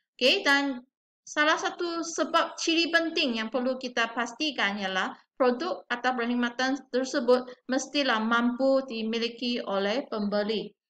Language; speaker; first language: Malay; non-native, local second language; Chinese